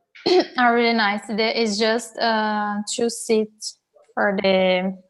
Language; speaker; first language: English; non-native, learner; Portuguese